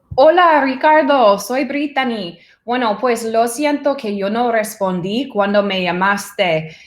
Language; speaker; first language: Spanish; non-native, fluent; English